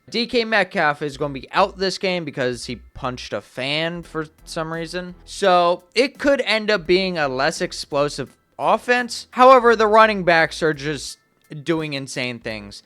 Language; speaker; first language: English; native; English